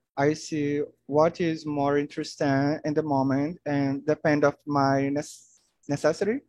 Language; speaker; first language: English; non-native, learner; Portuguese